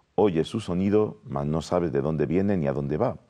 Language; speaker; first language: Spanish; native; Spanish